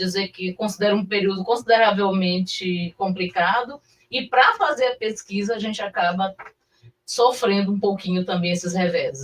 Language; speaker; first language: Portuguese; native; Portuguese